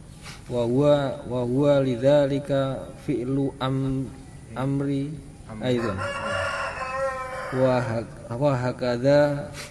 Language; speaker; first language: Arabic; non-native, learner; Indonesian